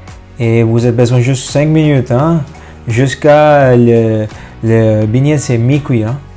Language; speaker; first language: French; non-native, fluent; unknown